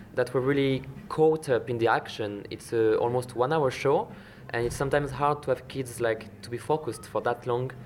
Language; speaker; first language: English; non-native, fluent; French